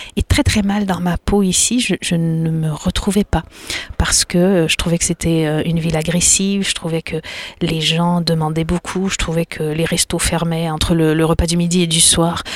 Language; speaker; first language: French; native; French